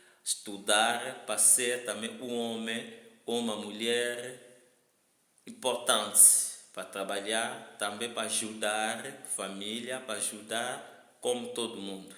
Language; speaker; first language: Portuguese; non-native, learner; Lingala